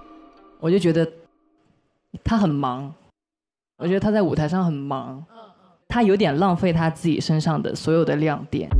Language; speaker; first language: Chinese; native; Chinese